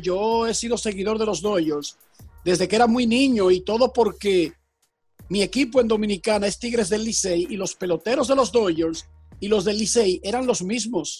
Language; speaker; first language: Spanish; native; Spanish